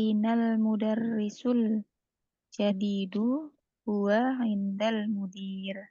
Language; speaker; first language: Arabic; non-native, learner; Indonesian